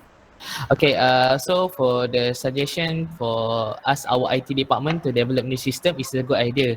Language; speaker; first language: English; non-native, learner; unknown